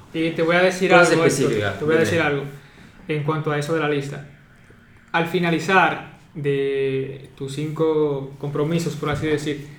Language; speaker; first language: Spanish; native; Spanish